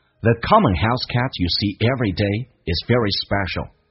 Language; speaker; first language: English; non-native, fluent; Chinese